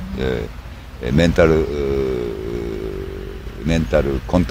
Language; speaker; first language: English; non-native, learner; Japanese